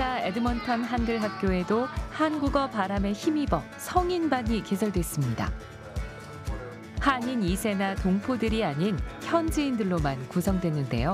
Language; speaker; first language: Korean; native; Korean